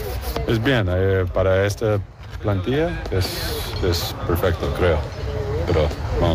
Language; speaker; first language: Spanish; non-native, learner; English